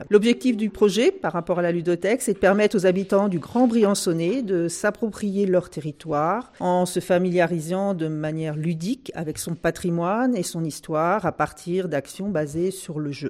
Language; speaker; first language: French; native; French